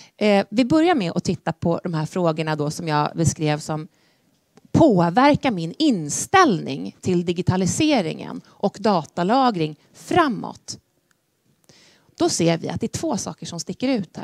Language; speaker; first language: Swedish; native; Swedish